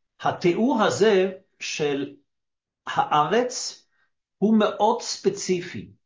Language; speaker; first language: Hebrew; native; Hebrew